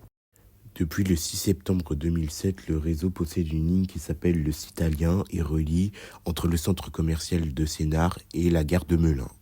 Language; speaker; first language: French; native; French